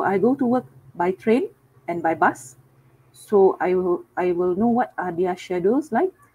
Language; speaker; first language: English; non-native, local second language; Cantonese